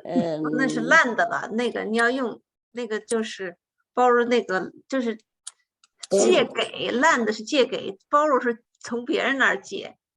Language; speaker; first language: Chinese; native; Chinese